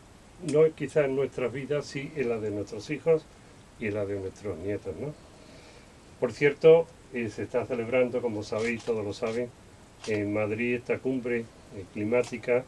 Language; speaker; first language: Spanish; native; Spanish